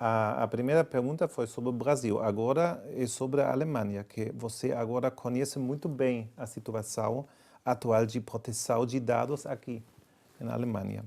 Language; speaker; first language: Portuguese; non-native, fluent; German